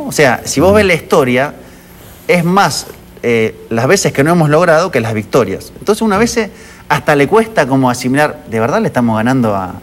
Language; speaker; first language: Spanish; native; Spanish